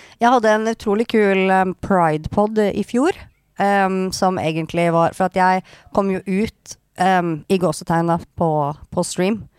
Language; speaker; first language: Norwegian; native; Norwegian